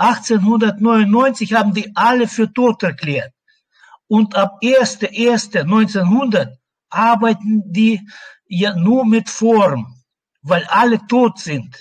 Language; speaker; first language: German; non-native, learner; Russian